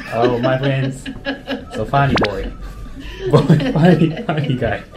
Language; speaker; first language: English; non-native, learner; Japanese